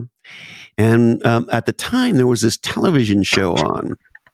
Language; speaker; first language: English; native; English